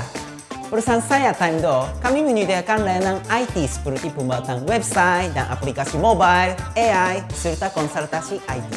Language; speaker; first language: Indonesian; non-native, fluent; Japanese